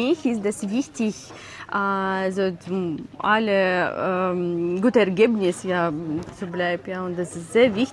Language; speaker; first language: German; non-native, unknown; Ukrainian